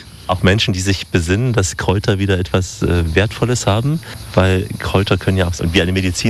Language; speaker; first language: German; native; German